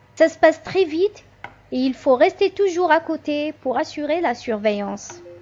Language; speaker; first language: French; non-native, local second language; Kabyle